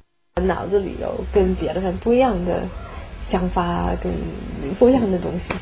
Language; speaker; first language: Chinese; non-native, fluent; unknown